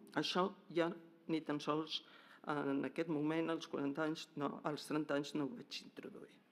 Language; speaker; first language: Catalan; native; Catalan